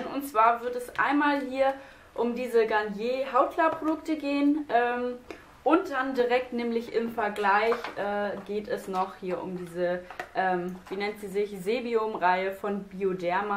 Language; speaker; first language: German; native; German